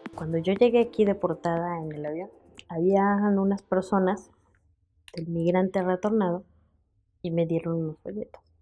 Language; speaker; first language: Spanish; native; Spanish